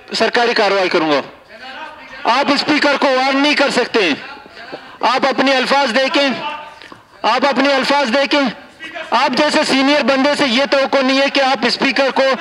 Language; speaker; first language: Urdu; non-native, local second language; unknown